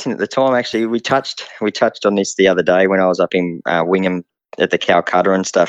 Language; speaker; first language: English; native; English